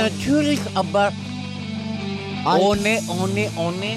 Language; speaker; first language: German; non-native, learner; Greek